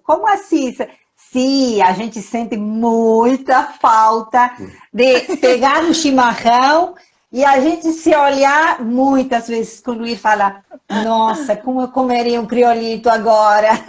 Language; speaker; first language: Portuguese; non-native, fluent; Spanish